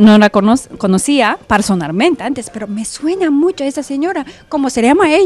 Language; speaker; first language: Spanish; non-native, fluent; Japanese